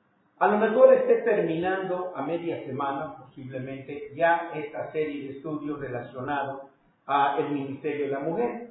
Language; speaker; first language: Spanish; native; Spanish